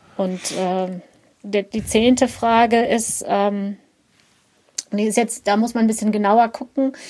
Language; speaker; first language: German; native; German